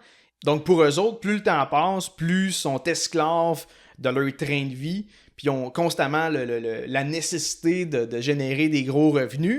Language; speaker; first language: French; native; French